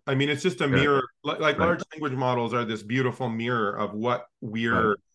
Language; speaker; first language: English; native; English